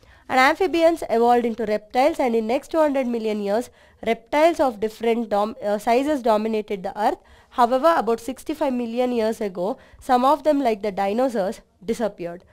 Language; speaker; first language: English; non-native, local second language; Kannada